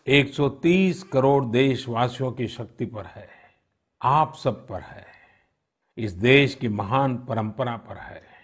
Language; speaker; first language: Hindi; non-native, local second language; Gujarati